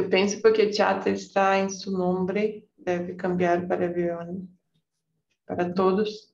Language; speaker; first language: Spanish; non-native, learner; Portuguese